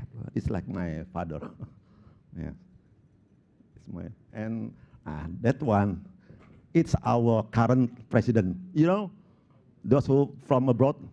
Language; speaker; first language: English; non-native, local second language; Indonesian